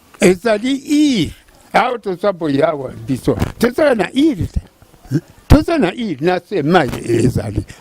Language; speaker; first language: Lingala; non-native, local second language; Kongo